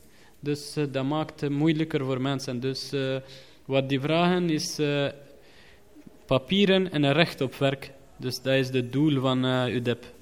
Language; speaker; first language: Dutch; non-native, learner; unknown